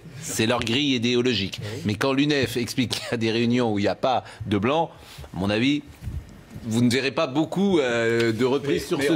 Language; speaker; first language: French; native; French